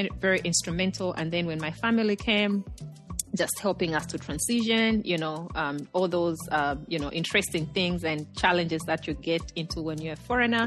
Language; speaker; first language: English; non-native, local second language; Nyanja